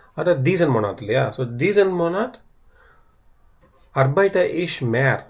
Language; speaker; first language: German; non-native, learner; Tamil